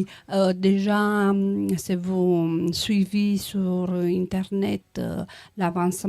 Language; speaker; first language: French; non-native, learner; Romanian